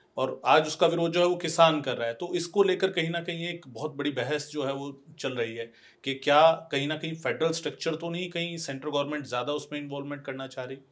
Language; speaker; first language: Hindi; non-native, local second language; Punjabi